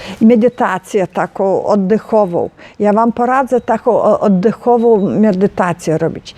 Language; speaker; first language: Polish; non-native, learner; Ukrainian